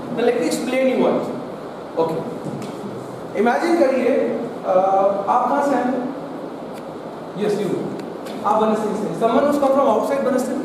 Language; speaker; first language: Hindi; native; Hindi